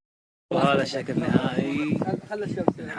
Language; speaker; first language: Arabic; native; Arabic